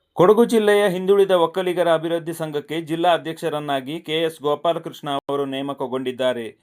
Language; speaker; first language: Kannada; non-native, local second language; Kodava